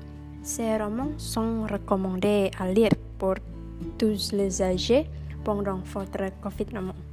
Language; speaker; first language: French; non-native, learner; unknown